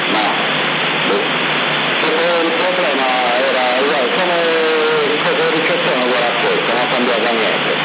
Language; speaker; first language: Italian; native; Italian